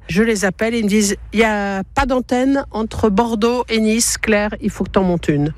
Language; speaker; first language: French; native; French